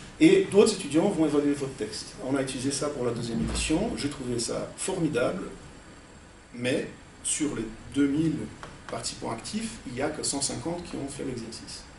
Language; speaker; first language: French; non-native, fluent; Portuguese